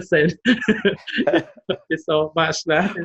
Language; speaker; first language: English; non-native, learner; Thai